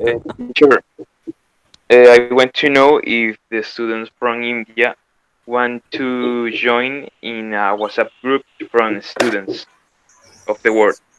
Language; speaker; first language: English; non-native, learner; Spanish